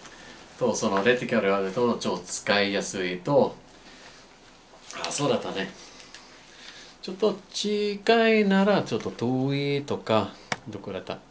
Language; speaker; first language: Japanese; non-native, fluent; English